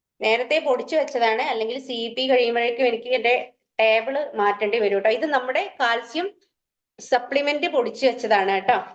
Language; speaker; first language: Malayalam; native; Malayalam